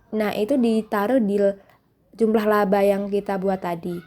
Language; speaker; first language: Indonesian; native; Indonesian